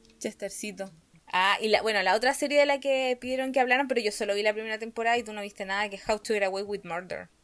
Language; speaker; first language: Spanish; native; Spanish